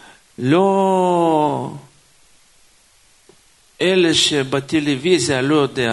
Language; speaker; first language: Hebrew; non-native, fluent; Russian